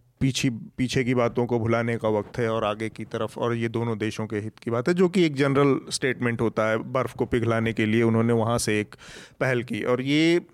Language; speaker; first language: Hindi; native; Hindi